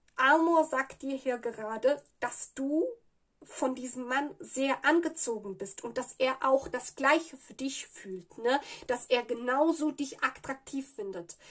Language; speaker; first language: German; non-native, fluent; Italian